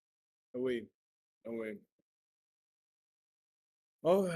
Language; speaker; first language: French; non-native, learner; Russian